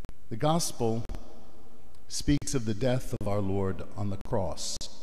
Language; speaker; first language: English; native; English